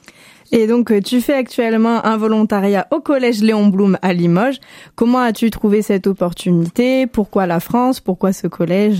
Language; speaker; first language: French; native; French